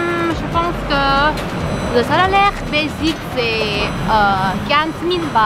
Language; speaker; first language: French; non-native, learner; Thai